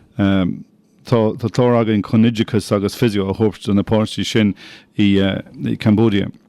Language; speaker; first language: Irish; non-native, local second language; English